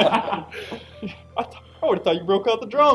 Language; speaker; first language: English; native; English